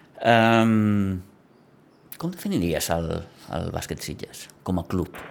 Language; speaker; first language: Catalan; native; Catalan